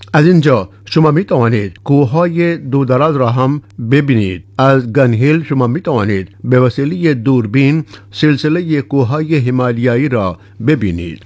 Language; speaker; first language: Persian; non-native, fluent; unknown